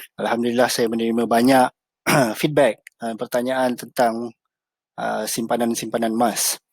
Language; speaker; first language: Malay; native; Malay